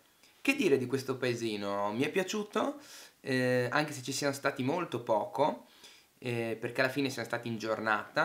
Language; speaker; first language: Italian; native; Italian